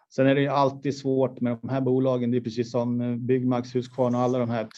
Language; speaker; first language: Swedish; native; Swedish